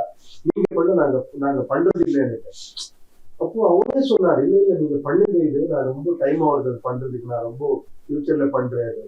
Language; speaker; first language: Tamil; non-native, learner; Kannada